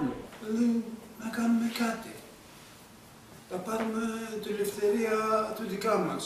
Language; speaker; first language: Greek; non-native, learner; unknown